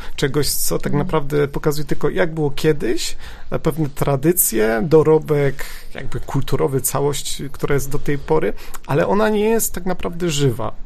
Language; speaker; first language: Polish; native; Polish